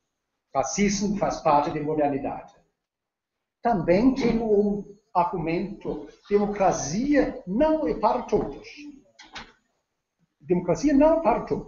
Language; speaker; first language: Portuguese; non-native, learner; Danish